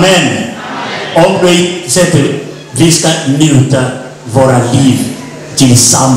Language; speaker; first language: Swedish; non-native, learner; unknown